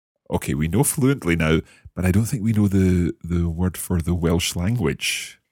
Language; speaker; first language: English; native; English